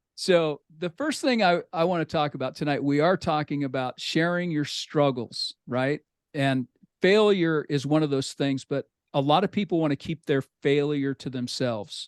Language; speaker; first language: English; native; English